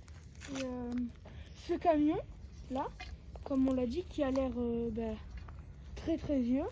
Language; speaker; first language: French; native; French